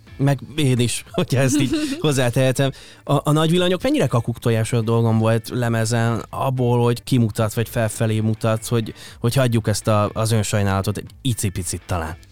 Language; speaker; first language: Hungarian; native; Hungarian